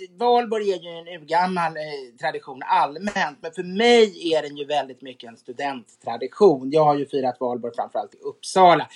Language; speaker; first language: Swedish; native; Swedish